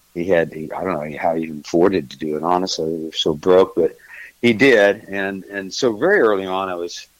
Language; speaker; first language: English; native; English